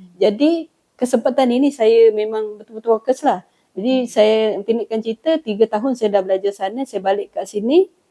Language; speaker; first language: Malay; non-native, local second language; Iban